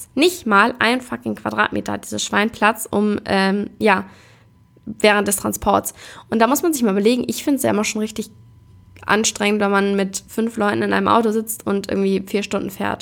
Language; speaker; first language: German; native; German